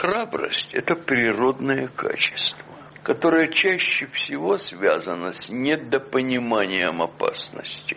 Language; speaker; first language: Russian; native; Russian